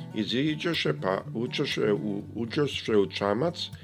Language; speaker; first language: Serbian; early bilingual, heritage; Serbian